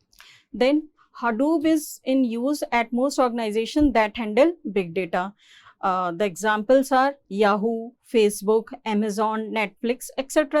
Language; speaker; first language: English; non-native, local second language; Hindi